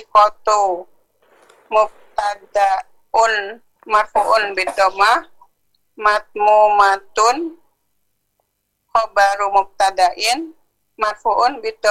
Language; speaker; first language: Arabic; non-native, learner; Indonesian